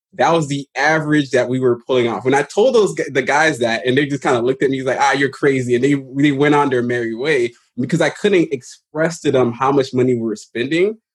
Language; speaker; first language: English; early bilingual, other home language; Haitian Creole